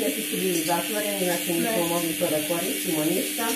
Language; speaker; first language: Serbian; native; Serbian